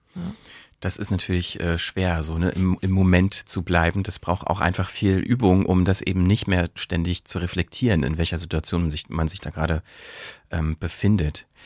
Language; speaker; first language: German; native; German